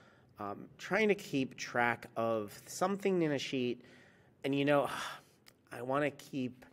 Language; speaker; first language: English; native; English